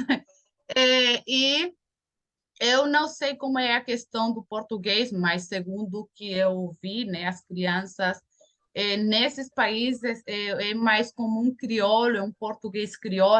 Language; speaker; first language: Portuguese; non-native, fluent; Spanish